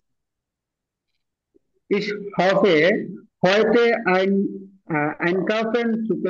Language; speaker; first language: German; non-native, learner; Bangla